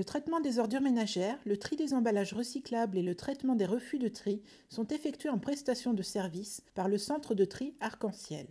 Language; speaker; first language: French; native; French